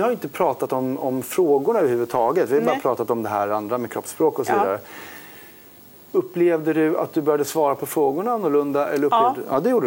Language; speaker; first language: Swedish; native; Swedish